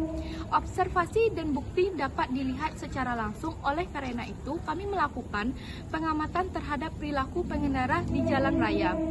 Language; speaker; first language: Indonesian; native; Indonesian